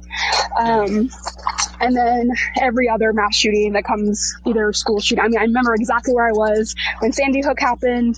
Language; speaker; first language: English; native; English